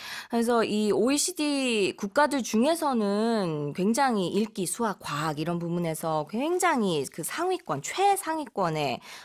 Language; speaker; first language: Korean; native; Korean